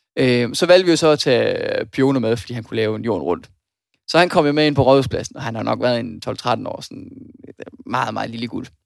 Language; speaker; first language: Danish; native; Danish